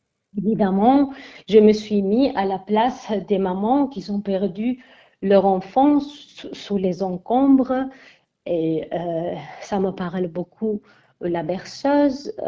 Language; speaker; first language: French; non-native, fluent; Armenian